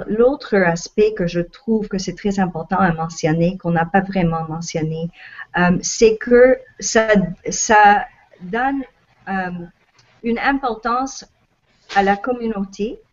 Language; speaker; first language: French; non-native, local second language; English